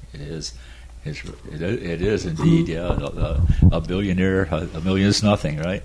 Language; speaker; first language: English; native; English